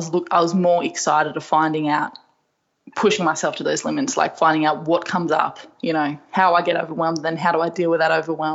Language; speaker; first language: English; native; English